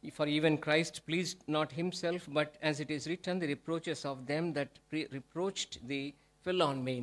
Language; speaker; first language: English; non-native, local second language; Telugu